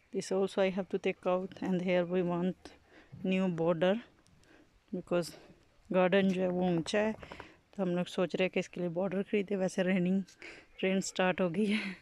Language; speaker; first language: Hindi; native; Hindi